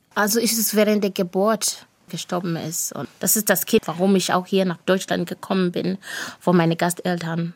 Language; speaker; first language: German; non-native, fluent; Shona